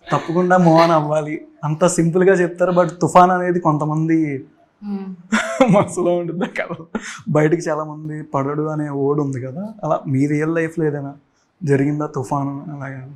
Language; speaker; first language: Telugu; native; Telugu